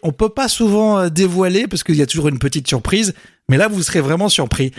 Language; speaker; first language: French; native; French